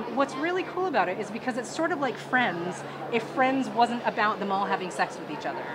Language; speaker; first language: English; native; English